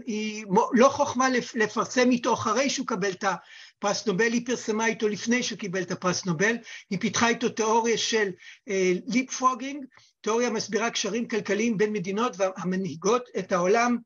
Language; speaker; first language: Hebrew; native; Hebrew